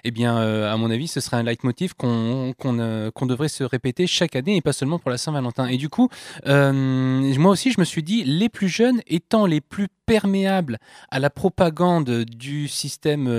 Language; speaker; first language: French; native; French